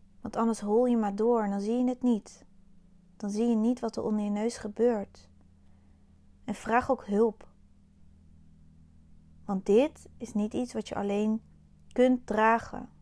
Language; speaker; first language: Dutch; native; Dutch